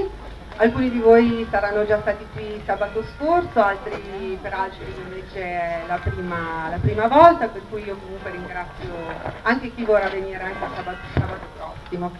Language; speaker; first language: Italian; native; Italian